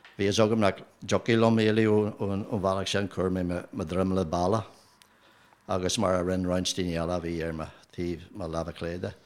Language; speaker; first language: Irish; non-native, local second language; English